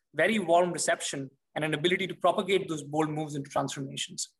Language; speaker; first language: English; non-native, local second language; Hindi